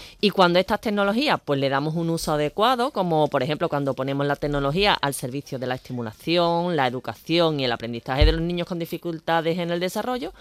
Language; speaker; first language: Spanish; native; Spanish